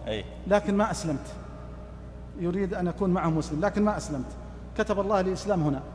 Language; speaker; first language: Arabic; native; Arabic